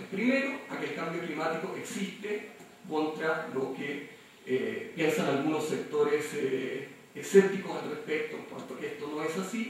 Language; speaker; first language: Spanish; native; Spanish